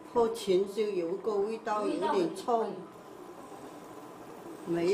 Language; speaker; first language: Chinese; non-native, local second language; Min Nan Chinese